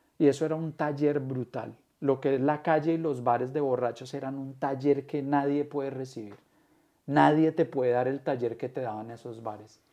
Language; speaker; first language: Spanish; native; Spanish